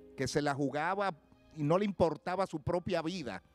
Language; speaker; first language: Spanish; native; Spanish